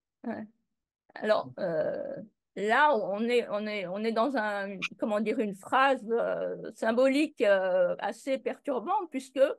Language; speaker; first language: French; native; French